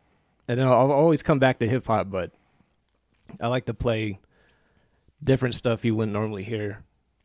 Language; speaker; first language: English; native; English